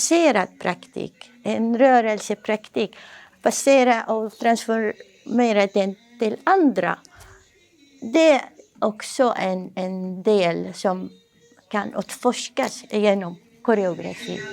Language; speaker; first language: Swedish; non-native, fluent; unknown